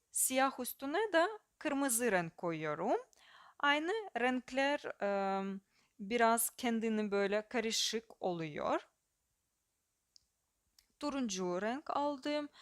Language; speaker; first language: Turkish; non-native, fluent; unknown